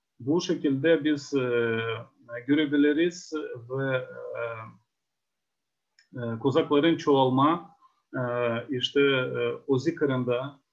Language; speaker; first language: Turkish; non-native, fluent; Ukrainian